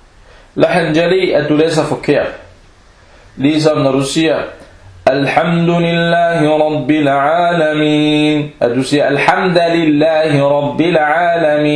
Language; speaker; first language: Danish; non-native, fluent; Arabic